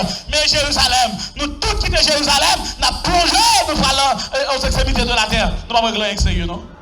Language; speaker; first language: French; non-native, local second language; Haitian Creole